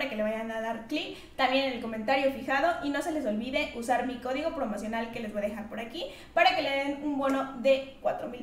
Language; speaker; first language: Spanish; native; Spanish